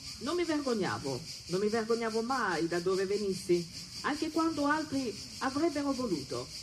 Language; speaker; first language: Italian; non-native, fluent; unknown